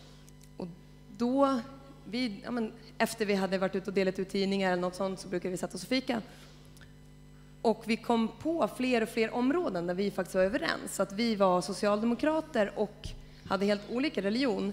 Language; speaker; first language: Swedish; native; Swedish